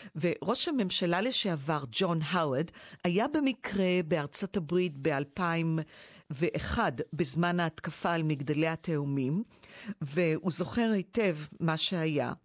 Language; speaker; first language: Hebrew; native; Hebrew